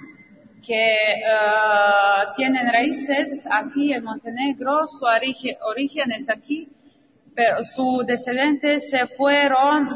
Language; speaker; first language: Spanish; non-native, fluent; Serbian